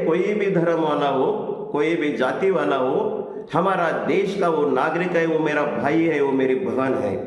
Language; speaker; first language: Hindi; non-native, local second language; Marathi